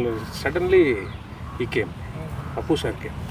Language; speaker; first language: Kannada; non-native, learner; Telugu